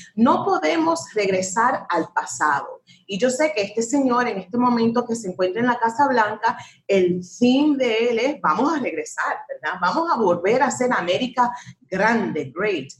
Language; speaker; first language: Spanish; early bilingual, heritage; Spanish